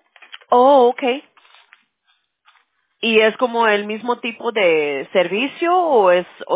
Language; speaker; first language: Spanish; early bilingual, heritage; Spanish